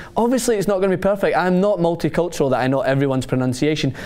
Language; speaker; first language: English; native; English